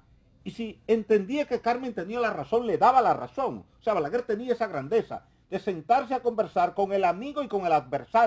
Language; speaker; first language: Spanish; native; Spanish